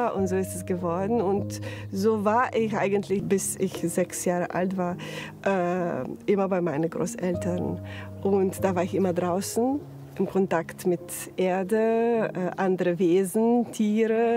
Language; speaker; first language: German; non-native, fluent; Slovenian